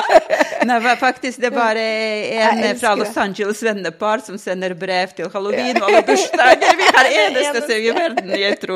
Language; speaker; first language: Norwegian; non-native, fluent; Latvian